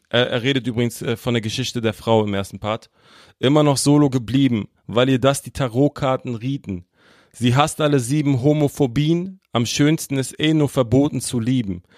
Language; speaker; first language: German; native; German